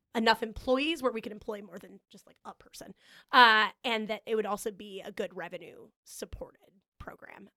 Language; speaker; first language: English; native; English